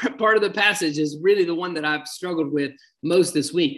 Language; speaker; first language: English; native; English